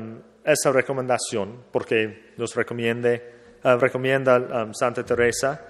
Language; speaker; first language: Spanish; non-native, fluent; English